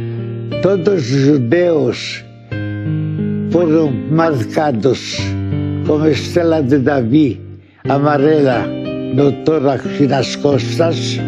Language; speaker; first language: Portuguese; non-native, fluent; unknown